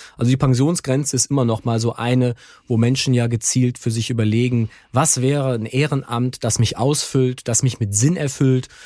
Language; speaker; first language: German; native; German